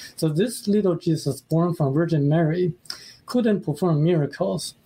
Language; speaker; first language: English; non-native, fluent; Chinese